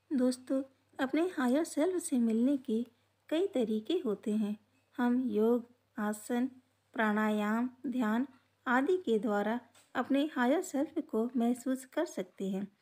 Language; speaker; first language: Hindi; native; Hindi